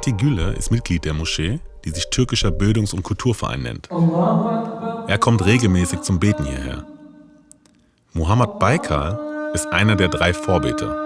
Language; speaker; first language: German; native; German